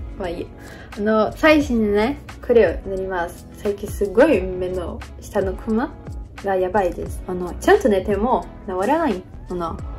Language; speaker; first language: Japanese; non-native, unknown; Portuguese